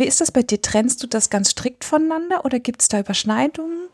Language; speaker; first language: German; native; German